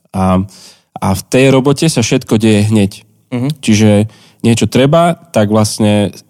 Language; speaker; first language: Slovak; native; Slovak